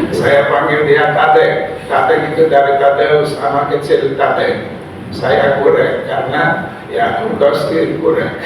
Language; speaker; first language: Indonesian; non-native, fluent; Polish